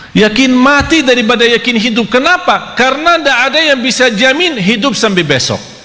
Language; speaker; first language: Malay; non-native, fluent; Arabic